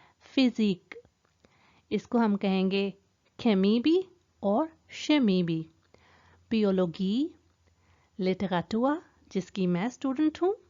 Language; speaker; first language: Urdu; native; Urdu